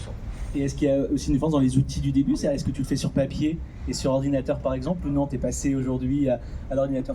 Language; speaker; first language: French; native; French